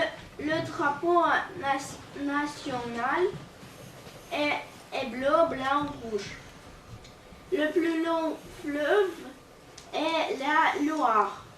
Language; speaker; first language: French; non-native, learner; Russian